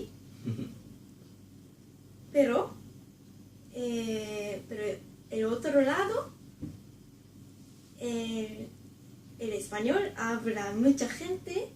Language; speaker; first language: Spanish; non-native, learner; Japanese